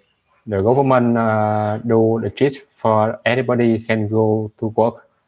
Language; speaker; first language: English; non-native, learner; Vietnamese